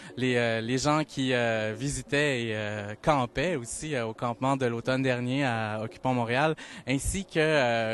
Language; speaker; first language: French; native; French